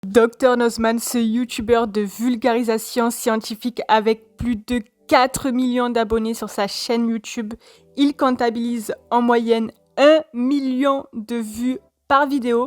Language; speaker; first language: French; native; French